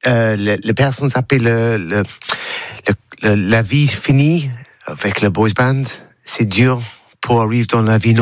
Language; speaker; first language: French; non-native, learner; English